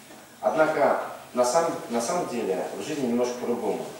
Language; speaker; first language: Russian; native; Russian